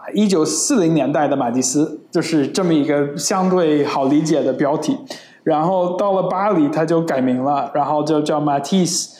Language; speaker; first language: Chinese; non-native, fluent; English